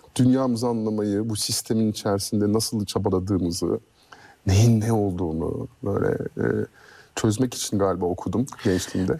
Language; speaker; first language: Turkish; early bilingual, heritage; Turkish